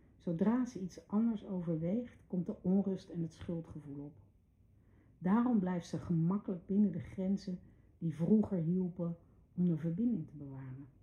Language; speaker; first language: Dutch; native; Dutch